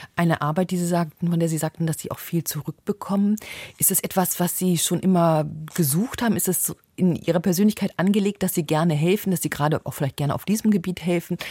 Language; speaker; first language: German; native; German